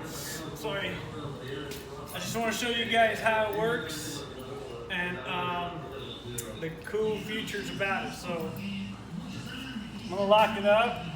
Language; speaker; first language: English; native; English